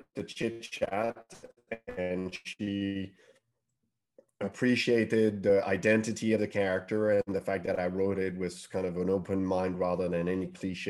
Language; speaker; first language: English; non-native, fluent; French